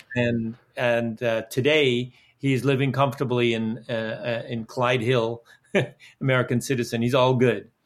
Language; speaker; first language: English; early bilingual, other home language; Dutch